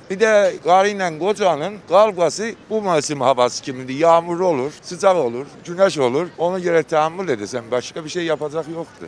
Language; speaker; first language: Turkish; non-native, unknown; Azerbaijani